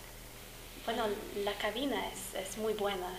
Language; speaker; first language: Spanish; non-native, fluent; English